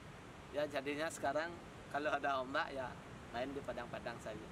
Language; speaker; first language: Indonesian; non-native, local second language; Balinese